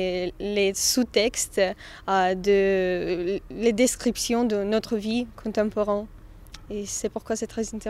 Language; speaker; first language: French; non-native, fluent; Russian